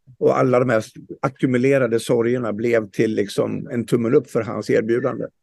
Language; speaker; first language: Swedish; native; Swedish